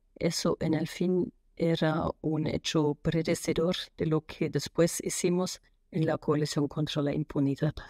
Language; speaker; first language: Spanish; non-native, fluent; German